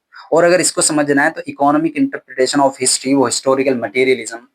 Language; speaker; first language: Hindi; native; Hindi